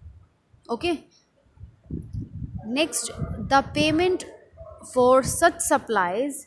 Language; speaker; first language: English; non-native, local second language; Hindi